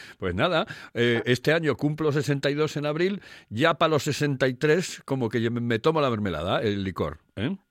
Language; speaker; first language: Spanish; native; Spanish